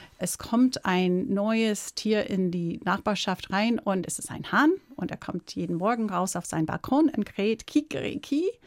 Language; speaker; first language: German; non-native, fluent; English